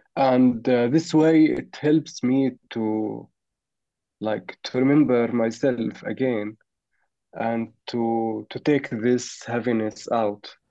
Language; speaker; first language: English; non-native, fluent; Arabic